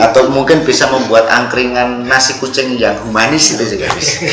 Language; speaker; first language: Indonesian; non-native, local second language; Javanese